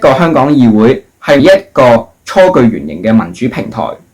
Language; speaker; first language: Cantonese; native; Cantonese